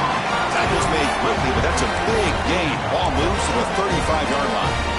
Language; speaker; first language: English; native; English